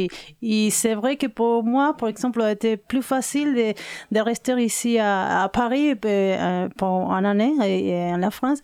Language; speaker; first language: French; non-native, learner; Spanish